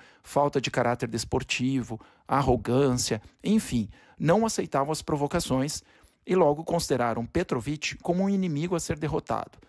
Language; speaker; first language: Portuguese; native; Portuguese